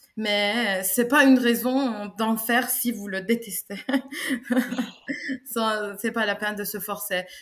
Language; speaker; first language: French; non-native, fluent; Turkish